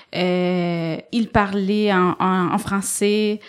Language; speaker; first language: French; non-native, fluent; Spanish